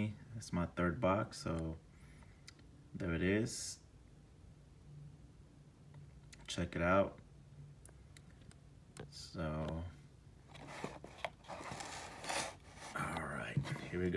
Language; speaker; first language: English; native; English